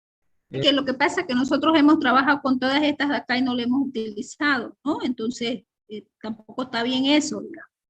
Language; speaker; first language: Spanish; native; Spanish